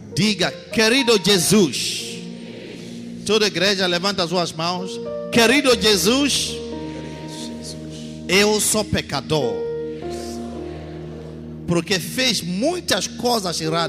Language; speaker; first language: Portuguese; non-native, learner; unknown